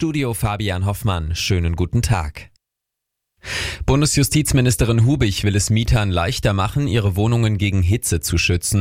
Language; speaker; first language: German; native; German